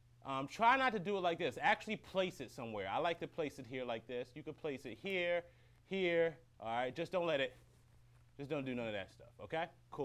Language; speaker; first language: English; native; English